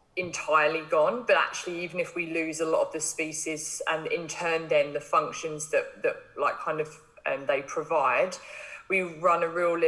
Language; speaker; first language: English; native; English